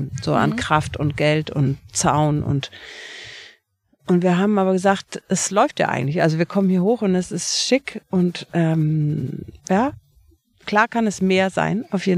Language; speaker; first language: German; native; German